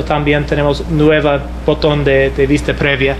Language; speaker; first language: Spanish; non-native, fluent; English